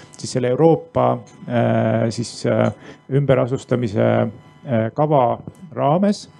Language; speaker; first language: Estonian; native; Estonian